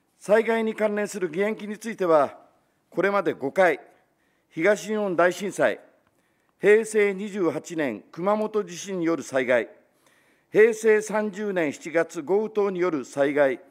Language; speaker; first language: Japanese; native; Japanese